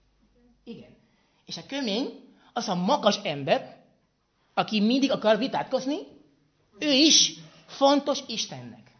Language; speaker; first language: Hungarian; non-native, fluent; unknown